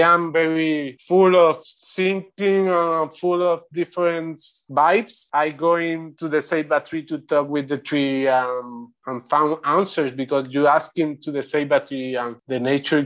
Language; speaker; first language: English; non-native, learner; Spanish